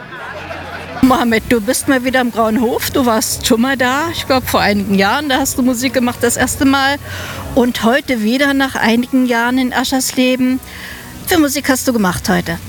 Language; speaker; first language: German; native; German